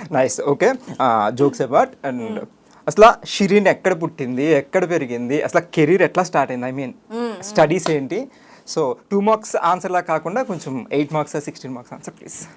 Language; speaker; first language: Telugu; native; Telugu